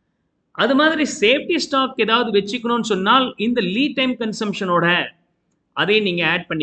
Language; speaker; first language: Tamil; native; Tamil